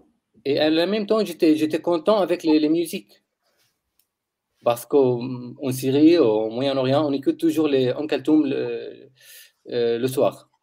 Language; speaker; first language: French; non-native, learner; Arabic